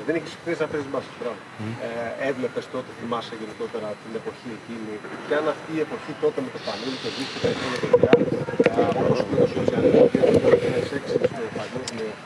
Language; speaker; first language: Greek; native; Greek